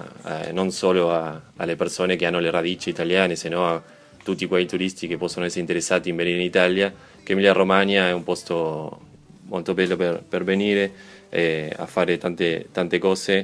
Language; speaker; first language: Italian; non-native, learner; Spanish